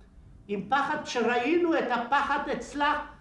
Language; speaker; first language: Hebrew; non-native, fluent; Polish